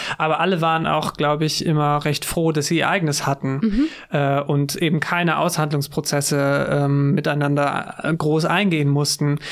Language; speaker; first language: German; native; German